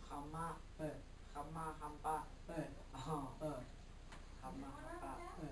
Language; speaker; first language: Chinese; non-native, local second language; Hmong